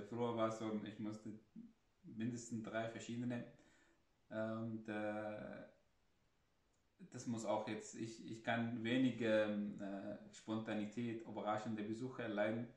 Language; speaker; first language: German; non-native, fluent; Arabic